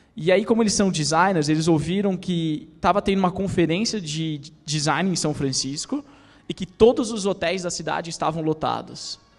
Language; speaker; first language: Portuguese; native; Portuguese